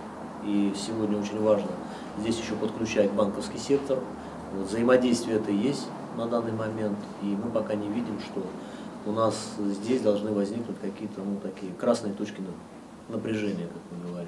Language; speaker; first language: Russian; native; Russian